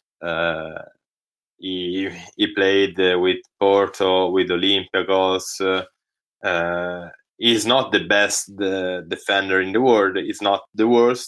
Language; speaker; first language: English; non-native, learner; Italian